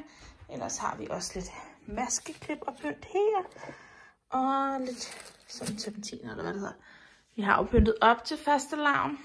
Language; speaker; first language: Danish; native; Danish